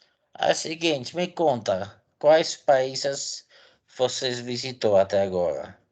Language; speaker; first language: Portuguese; non-native, fluent; Dutch